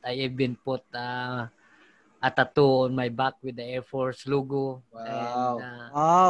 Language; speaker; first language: English; non-native, local second language; Filipino